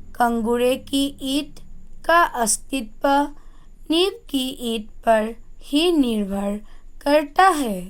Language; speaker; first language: Hindi; non-native, local second language; Assamese